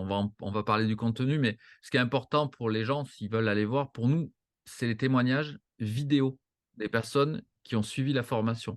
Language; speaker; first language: French; native; French